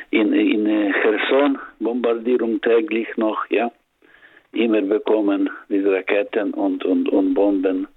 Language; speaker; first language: German; non-native, learner; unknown